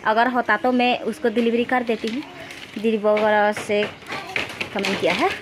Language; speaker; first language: Hindi; non-native, local second language; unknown